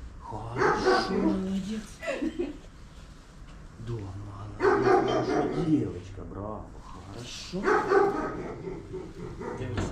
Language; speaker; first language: Russian; non-native, local second language; Ukrainian